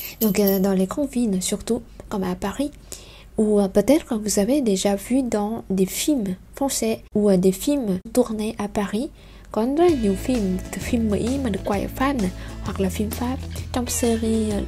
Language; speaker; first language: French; non-native, fluent; Vietnamese